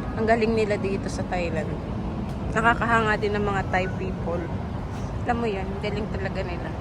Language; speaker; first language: Filipino; native; Filipino